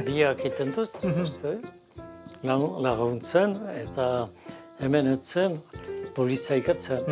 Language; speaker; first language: Basque; native; Basque